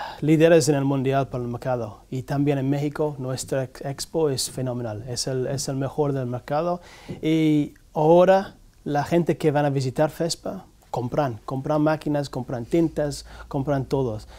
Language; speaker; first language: Spanish; non-native, learner; English